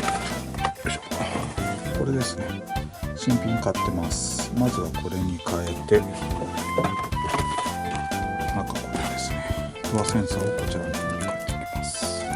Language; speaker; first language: Japanese; native; Japanese